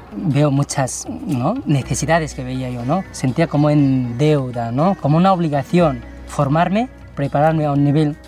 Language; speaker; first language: Spanish; early bilingual, other home language; Nepali